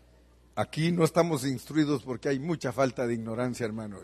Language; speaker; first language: Spanish; native; Spanish